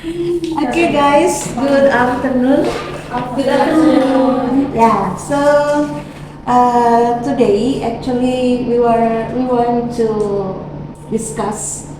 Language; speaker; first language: English; non-native, fluent; Indonesian